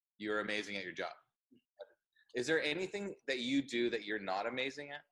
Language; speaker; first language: English; native; English